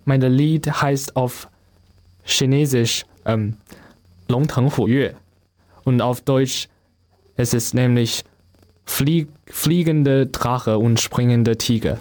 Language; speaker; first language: German; non-native, learner; Chinese